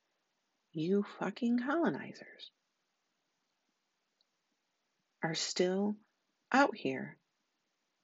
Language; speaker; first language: English; native; English